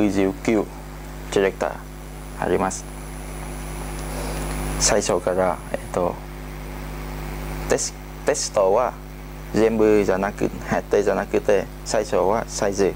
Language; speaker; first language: Japanese; non-native, learner; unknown